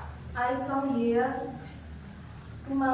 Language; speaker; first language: English; non-native, learner; Hindi